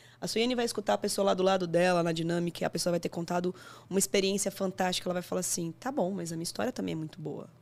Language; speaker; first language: Portuguese; native; Portuguese